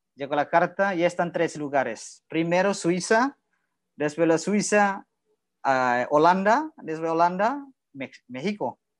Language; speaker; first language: Spanish; non-native, learner; Indonesian